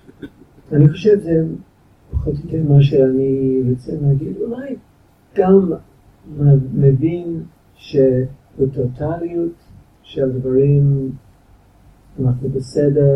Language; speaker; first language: Hebrew; non-native, fluent; English